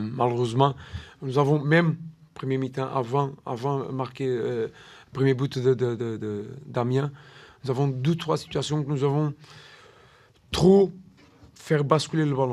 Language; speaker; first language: French; non-native, learner; Portuguese